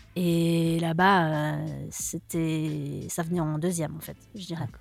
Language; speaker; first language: French; native; French